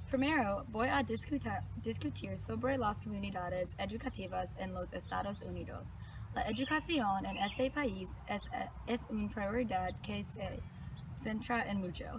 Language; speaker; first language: Spanish; non-native, learner; English